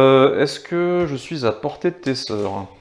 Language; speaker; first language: French; native; French